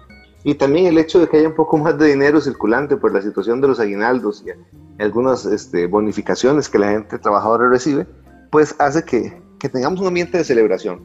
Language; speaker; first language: Spanish; native; Spanish